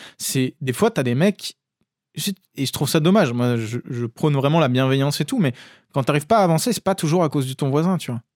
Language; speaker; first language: French; native; French